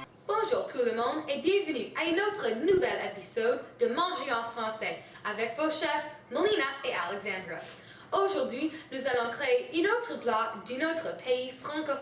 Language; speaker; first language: French; non-native, learner; English